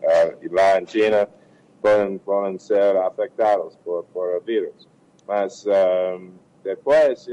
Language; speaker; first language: Portuguese; non-native, learner; English